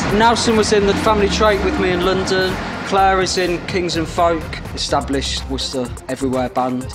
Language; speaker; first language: English; native; English